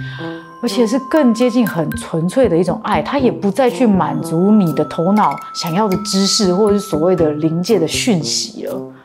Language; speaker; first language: Chinese; native; Chinese